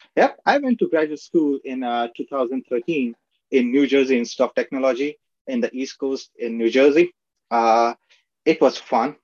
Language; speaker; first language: English; non-native, local second language; Marathi